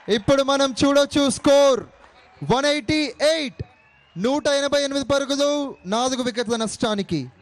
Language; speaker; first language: Telugu; native; Telugu